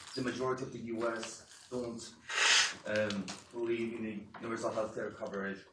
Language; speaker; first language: English; non-native, fluent; Persian